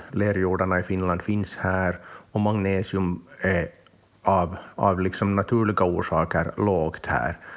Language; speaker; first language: Swedish; native; Swedish